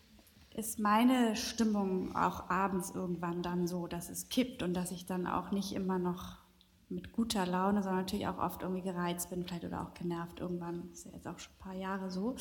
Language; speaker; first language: German; native; German